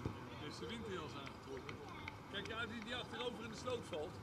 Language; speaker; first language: Dutch; native; Dutch